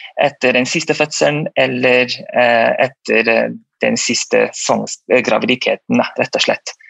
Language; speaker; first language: Norwegian; non-native, fluent; Malay